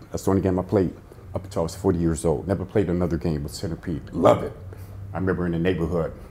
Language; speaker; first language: English; native; English